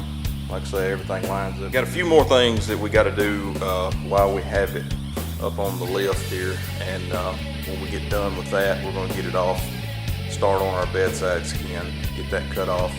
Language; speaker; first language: English; native; English